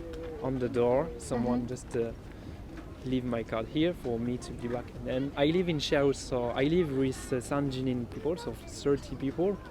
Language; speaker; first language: English; non-native, learner; French